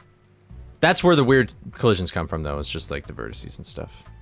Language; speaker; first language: English; native; English